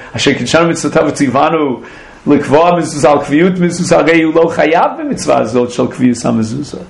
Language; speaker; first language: Hebrew; non-native, fluent; English